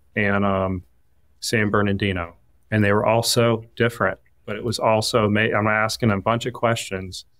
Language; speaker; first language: English; native; English